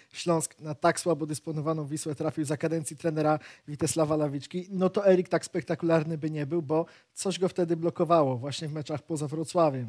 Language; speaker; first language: Polish; native; Polish